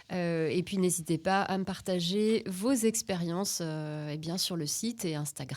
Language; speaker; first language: French; native; French